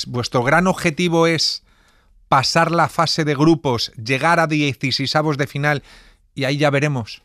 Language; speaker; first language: Spanish; native; Spanish